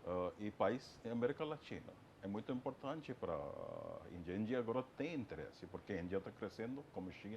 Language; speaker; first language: Portuguese; non-native, fluent; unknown